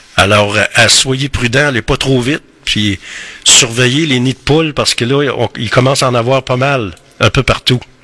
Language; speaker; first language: French; native; French